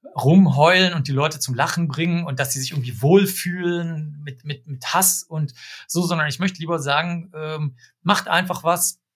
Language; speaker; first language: German; native; German